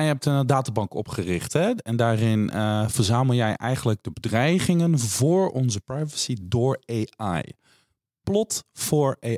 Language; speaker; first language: Dutch; native; Dutch